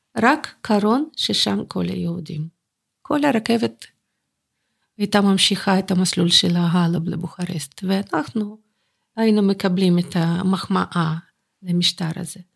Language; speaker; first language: Hebrew; non-native, fluent; Russian